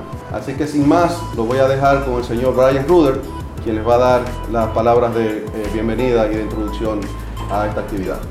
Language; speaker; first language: Spanish; native; Spanish